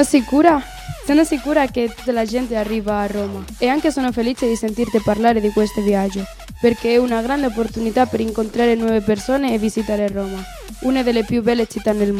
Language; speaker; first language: Italian; non-native, learner; Spanish